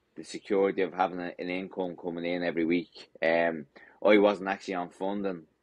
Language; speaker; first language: English; native; English